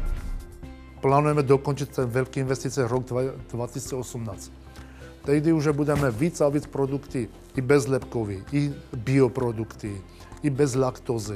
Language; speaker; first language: Czech; non-native, learner; Armenian